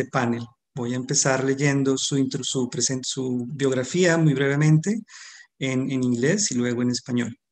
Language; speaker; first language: Spanish; native; Spanish